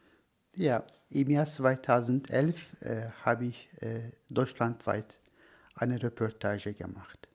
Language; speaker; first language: German; non-native, learner; Turkish